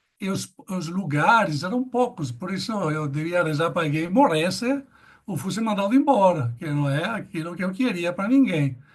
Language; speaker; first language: Portuguese; non-native, fluent; Italian